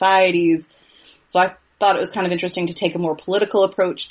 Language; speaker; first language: English; native; English